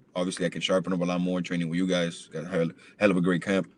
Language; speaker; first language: English; early bilingual, other home language; Spanish